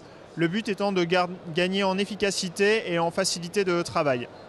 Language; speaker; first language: French; native; French